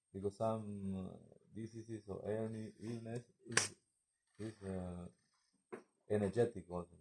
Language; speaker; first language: English; non-native, learner; Spanish